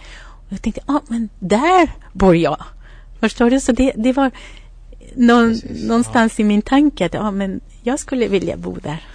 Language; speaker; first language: Swedish; non-native, fluent; Spanish